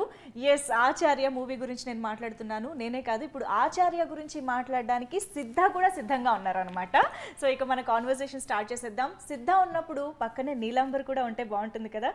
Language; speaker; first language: Telugu; native; Telugu